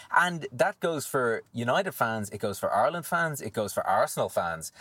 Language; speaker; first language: English; native; English